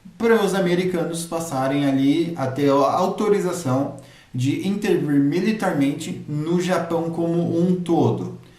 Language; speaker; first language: Portuguese; native; Portuguese